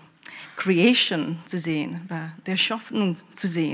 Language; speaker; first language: German; early bilingual, heritage; German